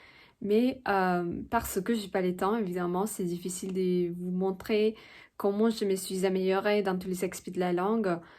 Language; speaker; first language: French; non-native, fluent; Spanish